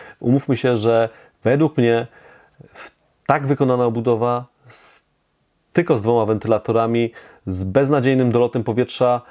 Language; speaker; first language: Polish; native; Polish